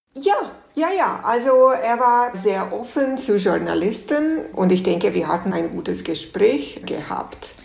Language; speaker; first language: German; non-native, fluent; Hungarian